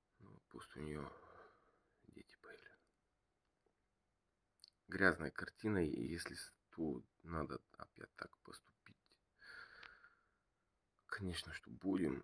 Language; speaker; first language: Russian; non-native, learner; Bulgarian